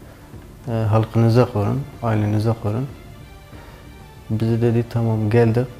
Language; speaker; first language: Turkish; non-native, learner; Kurdish